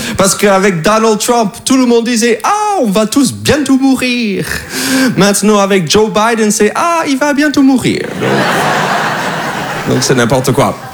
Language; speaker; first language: French; non-native, fluent; English